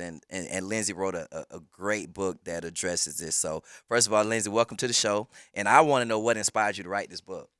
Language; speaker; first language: English; native; English